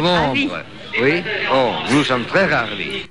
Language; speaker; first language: French; non-native, fluent; English